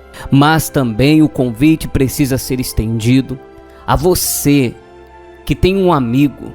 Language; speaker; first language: Portuguese; native; Portuguese